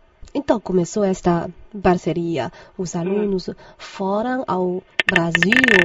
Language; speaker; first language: Portuguese; non-native, fluent; Chinese